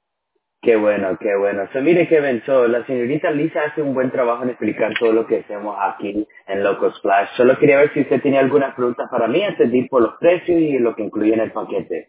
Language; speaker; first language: Spanish; early bilingual, other home language; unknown